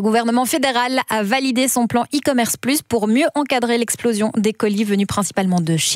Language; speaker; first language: French; native; French